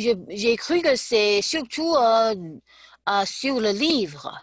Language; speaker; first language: French; non-native, learner; Chinese